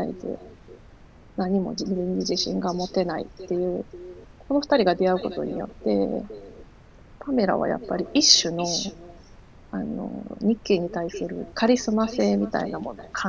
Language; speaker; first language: Japanese; native; Japanese